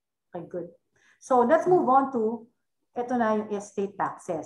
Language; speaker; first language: English; non-native, local second language; Filipino